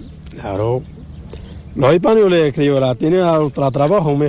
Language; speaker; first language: Spanish; non-native, learner; Arabic